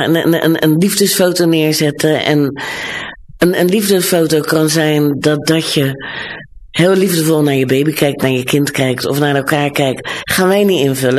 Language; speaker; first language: Dutch; native; Dutch